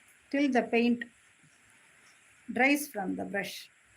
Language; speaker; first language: English; non-native, local second language; Tamil